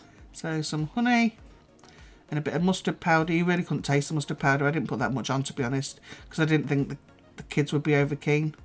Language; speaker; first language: English; native; English